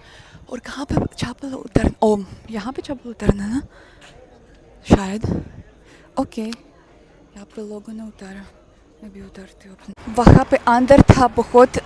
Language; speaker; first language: Hindi; non-native, learner; Russian